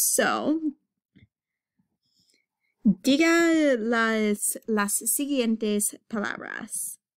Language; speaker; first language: Spanish; non-native, fluent; English